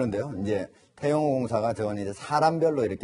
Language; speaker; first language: Korean; native; Korean